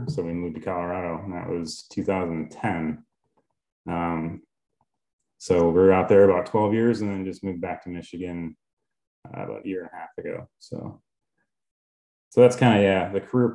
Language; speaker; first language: English; native; English